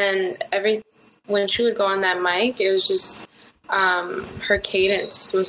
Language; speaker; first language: English; early bilingual, other home language; Spanish